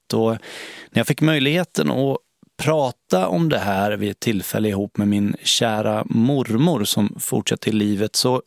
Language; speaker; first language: Swedish; native; Swedish